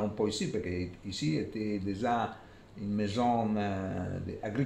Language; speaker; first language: French; non-native, fluent; Italian